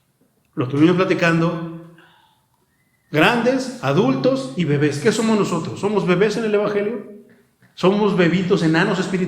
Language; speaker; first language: Spanish; native; Spanish